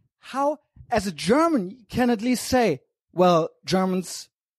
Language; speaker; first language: English; non-native, fluent; German